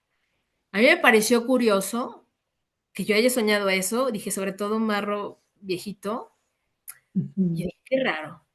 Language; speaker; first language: Spanish; native; Spanish